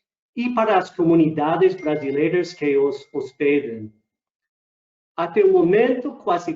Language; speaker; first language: Portuguese; non-native, fluent; English